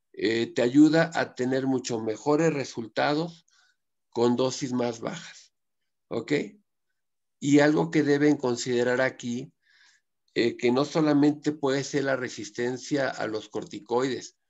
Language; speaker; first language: Spanish; native; Spanish